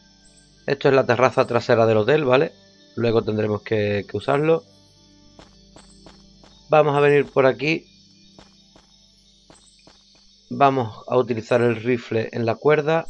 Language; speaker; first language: Spanish; native; Spanish